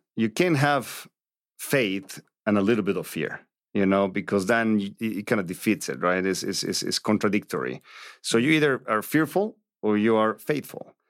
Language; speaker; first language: English; non-native, fluent; Spanish